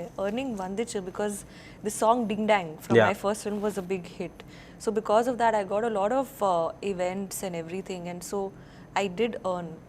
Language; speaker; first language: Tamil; non-native, learner; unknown